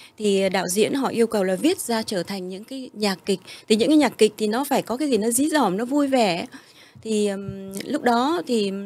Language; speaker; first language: Vietnamese; early bilingual, heritage; Vietnamese